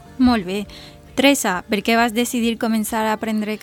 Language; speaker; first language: Catalan; non-native, learner; Spanish